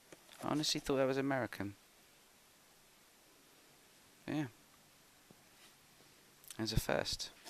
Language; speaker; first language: English; native; English